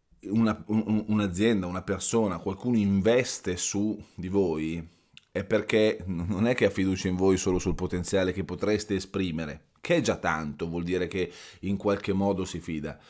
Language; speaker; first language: Italian; native; Italian